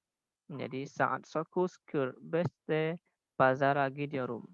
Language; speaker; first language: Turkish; non-native, learner; Indonesian